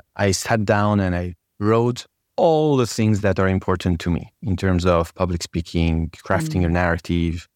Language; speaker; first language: English; non-native, fluent; French